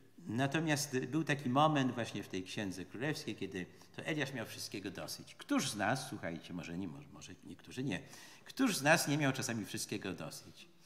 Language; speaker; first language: Polish; native; Polish